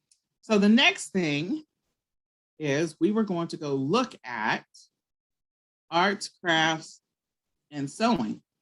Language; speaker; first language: English; native; English